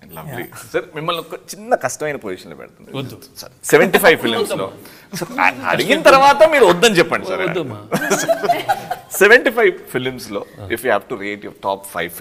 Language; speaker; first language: Telugu; native; Telugu